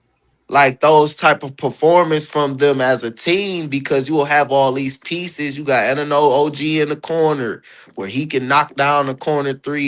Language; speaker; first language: English; native; English